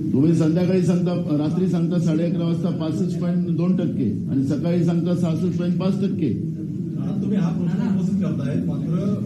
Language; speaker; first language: Hindi; non-native, local second language; Marathi